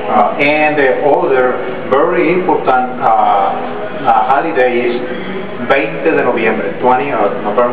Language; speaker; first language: English; non-native, learner; Spanish